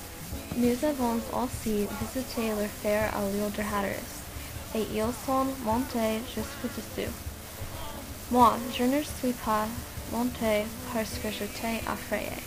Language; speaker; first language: French; non-native, learner; English